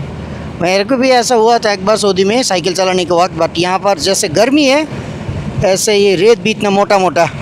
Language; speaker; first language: Hindi; non-native, learner; Bangla